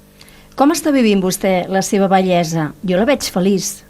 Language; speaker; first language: Catalan; native; Catalan